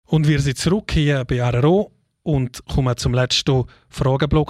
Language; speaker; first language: German; native; German